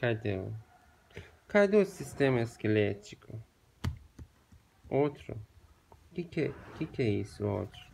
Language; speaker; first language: Portuguese; non-native, learner; Persian